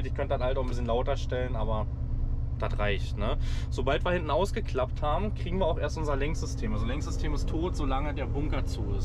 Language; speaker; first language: German; native; German